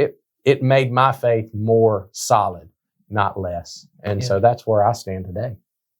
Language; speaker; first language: English; native; English